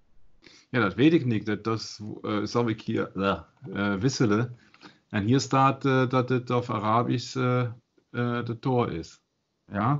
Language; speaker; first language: Dutch; non-native, fluent; German